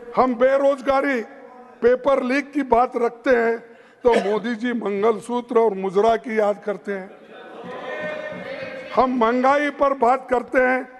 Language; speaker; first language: Hindi; non-native, local second language; Kannada